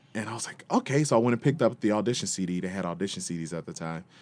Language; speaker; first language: English; native; English